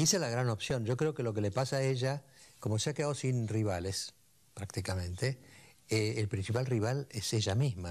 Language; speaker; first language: Spanish; native; Spanish